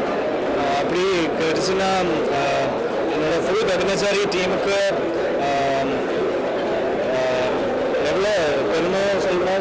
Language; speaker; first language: Tamil; non-native, learner; Malayalam